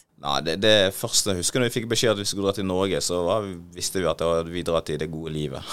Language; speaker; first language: Norwegian; early bilingual, other home language; Swahili